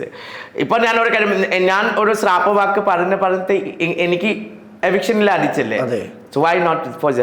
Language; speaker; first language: Malayalam; non-native, local second language; Assamese